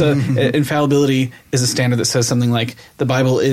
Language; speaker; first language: English; native; English